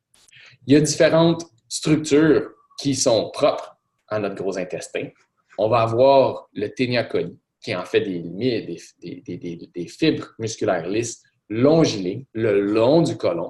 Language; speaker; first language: French; native; French